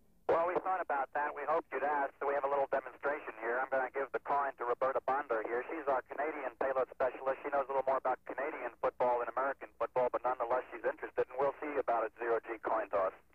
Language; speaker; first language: English; native; English